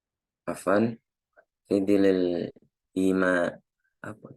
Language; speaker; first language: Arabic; non-native, learner; Indonesian